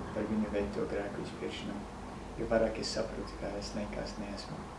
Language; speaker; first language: Latvian; non-native, fluent; English